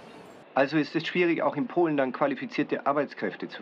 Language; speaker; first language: German; native; German